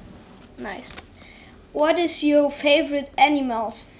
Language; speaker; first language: English; non-native, learner; German